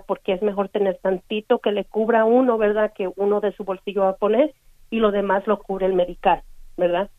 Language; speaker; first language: Spanish; native; Spanish